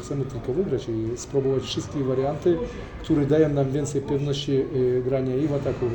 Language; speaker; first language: Polish; non-native, fluent; Russian